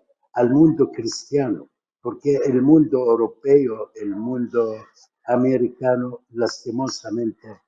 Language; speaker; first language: Spanish; non-native, fluent; Arabic